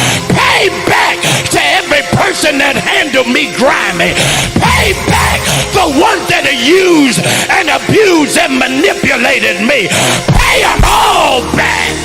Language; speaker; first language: English; native; English